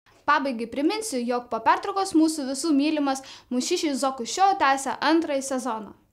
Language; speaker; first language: Lithuanian; native; Lithuanian